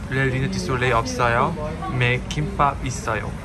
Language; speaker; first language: French; native; French